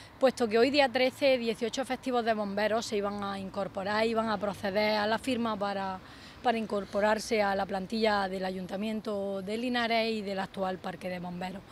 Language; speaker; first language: Spanish; native; Spanish